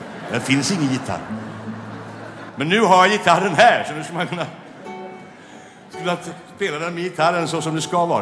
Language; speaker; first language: Swedish; native; Swedish